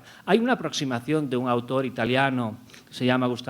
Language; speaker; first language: Spanish; native; Spanish